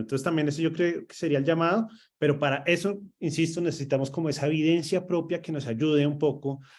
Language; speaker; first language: Spanish; native; Spanish